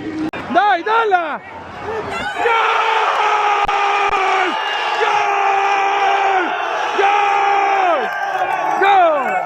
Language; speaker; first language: Italian; native; Italian